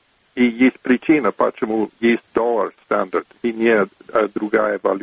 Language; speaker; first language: Russian; non-native, fluent; English